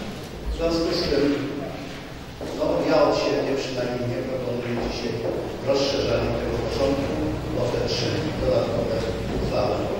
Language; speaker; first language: Polish; native; Polish